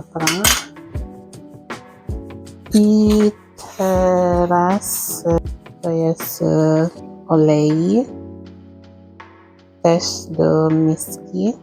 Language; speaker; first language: Polish; non-native, learner; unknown